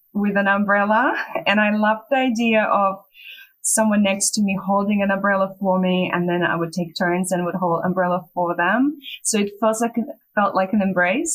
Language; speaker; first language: English; non-native, fluent; Russian